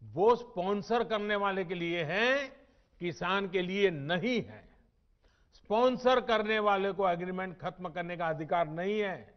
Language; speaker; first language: Hindi; non-native, local second language; Gujarati